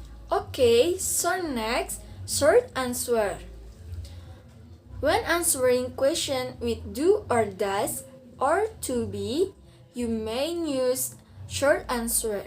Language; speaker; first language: English; non-native, learner; Indonesian